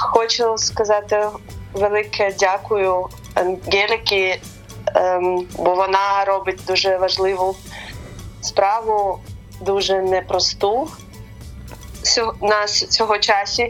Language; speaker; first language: Ukrainian; non-native, local second language; Russian